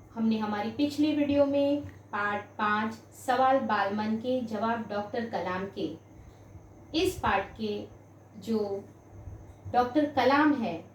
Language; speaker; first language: Hindi; non-native, local second language; Gujarati